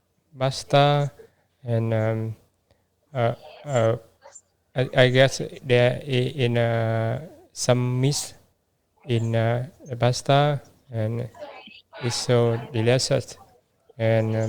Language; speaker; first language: English; non-native, learner; Vietnamese